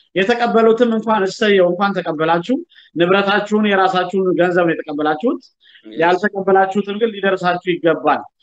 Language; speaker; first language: Amharic; native; Amharic